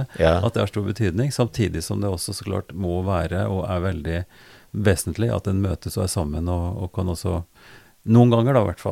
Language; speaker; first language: Norwegian; native; Norwegian